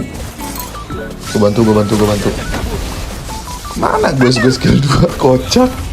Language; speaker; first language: Indonesian; native; Indonesian